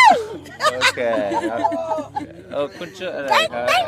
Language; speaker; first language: Thai; non-native, learner; English